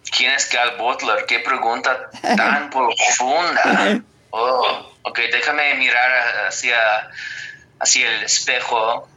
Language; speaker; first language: Spanish; non-native, fluent; English